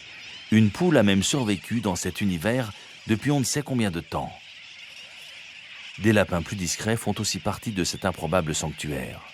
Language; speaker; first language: French; native; French